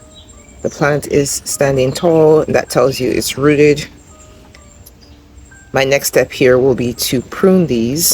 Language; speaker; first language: English; native; English